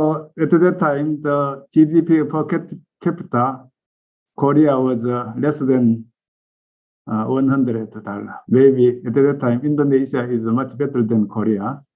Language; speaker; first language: English; non-native, learner; Korean